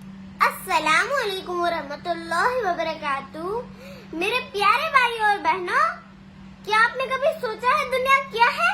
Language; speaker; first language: Urdu; native; Urdu